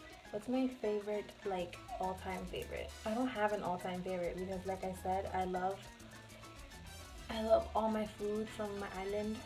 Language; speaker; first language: English; early bilingual, other home language; Spanish